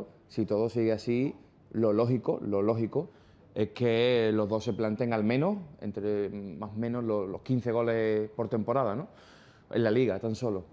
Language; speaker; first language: Spanish; native; Spanish